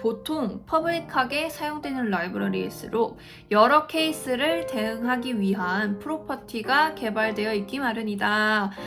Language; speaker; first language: Korean; native; Korean